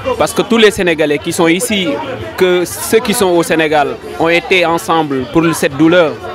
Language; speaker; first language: French; non-native, local second language; Wolof